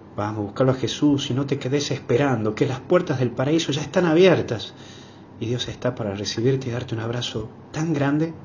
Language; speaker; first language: Spanish; native; Spanish